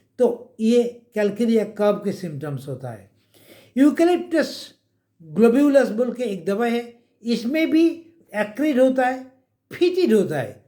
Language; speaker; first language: Hindi; non-native, local second language; Bangla